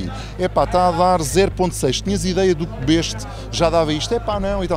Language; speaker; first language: Portuguese; native; Portuguese